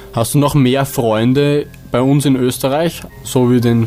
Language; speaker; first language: German; native; German